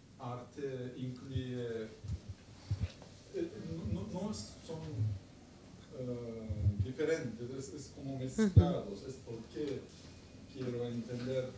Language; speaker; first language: Spanish; non-native, learner; Turkish